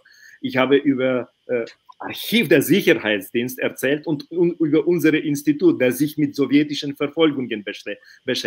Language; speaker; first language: German; non-native, fluent; Ukrainian